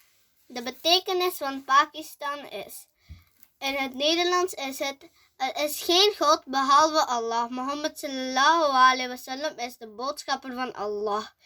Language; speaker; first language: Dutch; early bilingual, other home language; Urdu